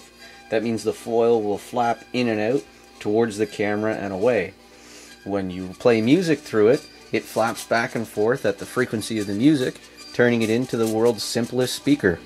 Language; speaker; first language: English; native; English